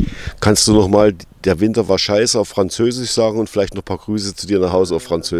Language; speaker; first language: German; native; German